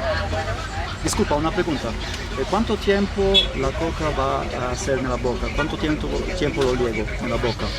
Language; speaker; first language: Spanish; non-native, learner; German